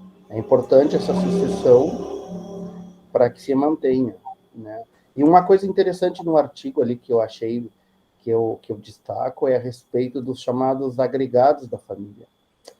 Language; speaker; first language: Portuguese; native; Portuguese